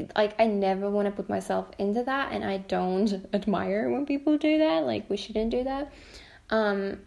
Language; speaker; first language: English; non-native, fluent; Finnish